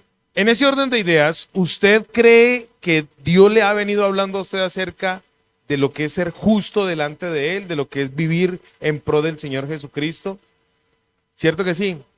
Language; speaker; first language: Spanish; native; Spanish